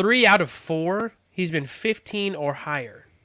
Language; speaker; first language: English; native; English